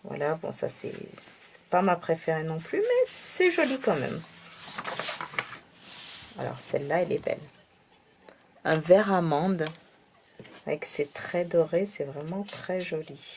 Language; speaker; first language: French; native; French